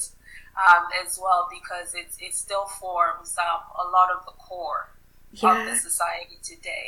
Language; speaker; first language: English; non-native, local second language; Yoruba